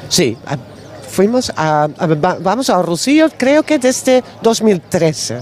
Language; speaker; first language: Spanish; non-native, learner; Dutch